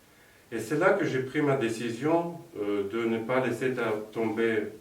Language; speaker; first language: French; non-native, fluent; Russian